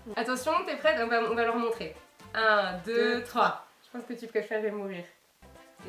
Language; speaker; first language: French; native; French